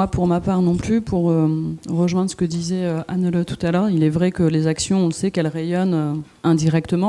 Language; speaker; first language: French; native; French